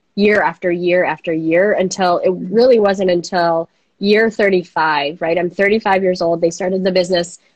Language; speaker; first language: English; native; English